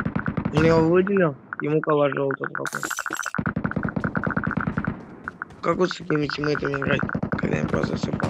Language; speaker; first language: Russian; native; Russian